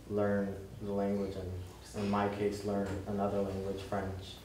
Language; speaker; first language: English; early bilingual, other home language; Spanish